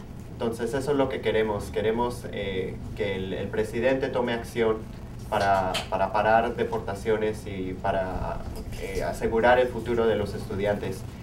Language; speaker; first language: Spanish; early bilingual, heritage; Spanish